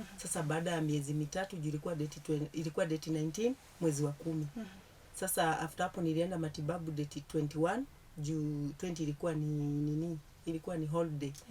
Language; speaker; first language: Swahili; non-native, local second language; Kikuyu